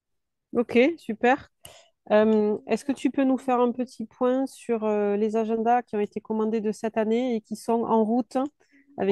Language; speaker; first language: French; native; French